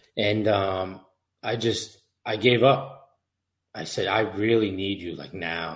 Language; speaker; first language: English; native; English